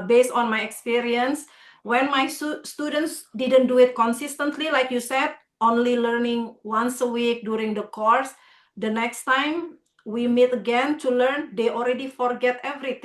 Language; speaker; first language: English; non-native, fluent; Indonesian